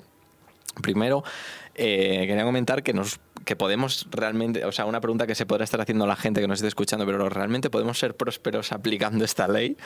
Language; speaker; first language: Spanish; native; Spanish